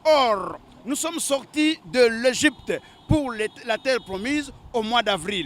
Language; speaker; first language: French; non-native, local second language; Lingala